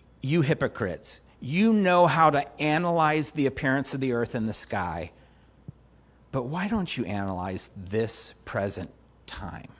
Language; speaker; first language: English; native; English